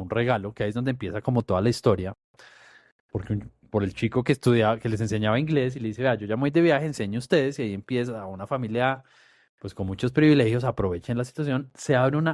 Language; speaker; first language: Spanish; native; Spanish